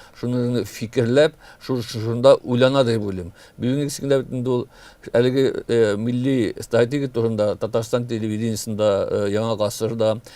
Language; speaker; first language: Tatar; native; Tatar